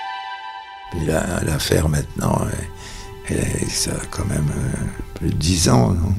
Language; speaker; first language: French; native; French